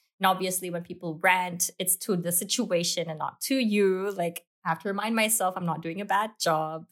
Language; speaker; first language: English; native; English